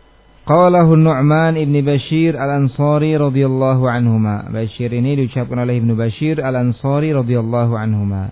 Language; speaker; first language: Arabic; non-native, fluent; Indonesian